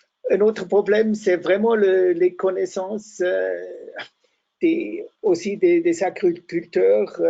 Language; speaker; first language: French; non-native, fluent; German